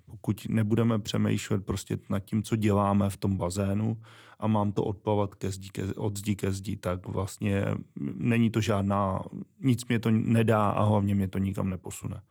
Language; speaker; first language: Czech; native; Czech